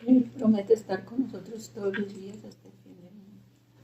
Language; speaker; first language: Spanish; native; Spanish